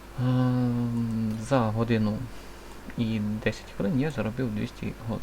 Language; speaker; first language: Ukrainian; native; Ukrainian